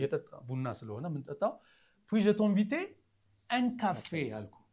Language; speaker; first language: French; non-native, fluent; Amharic